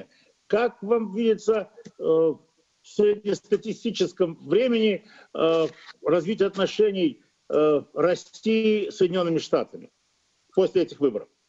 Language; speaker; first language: Russian; native; Russian